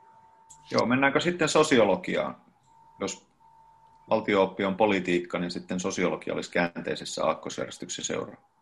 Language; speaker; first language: Finnish; native; Finnish